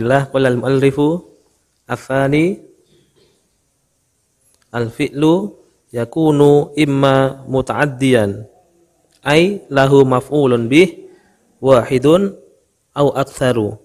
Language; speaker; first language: Arabic; non-native, learner; Indonesian